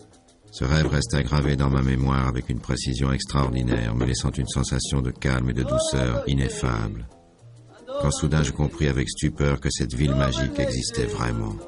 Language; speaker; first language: French; native; French